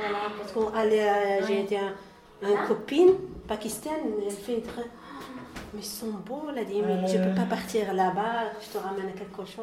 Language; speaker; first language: French; non-native, learner; Arabic